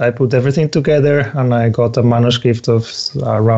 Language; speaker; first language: English; non-native, fluent; Spanish